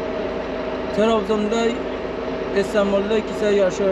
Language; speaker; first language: Turkish; non-native, learner; Azerbaijani